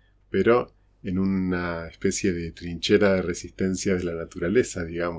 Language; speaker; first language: Spanish; native; Spanish